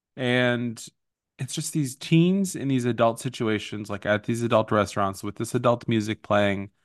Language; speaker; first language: English; native; English